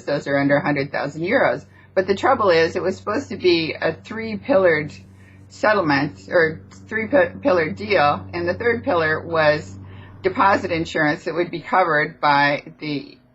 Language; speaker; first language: English; native; English